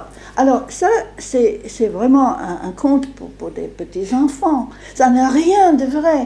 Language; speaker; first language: French; non-native, fluent; English